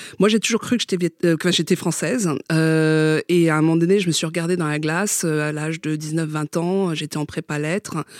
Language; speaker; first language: French; early bilingual, other home language; Vietnamese